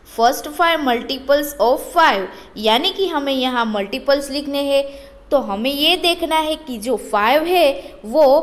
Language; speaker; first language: Hindi; non-native, local second language; Gujarati